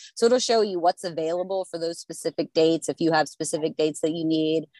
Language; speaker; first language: English; native; English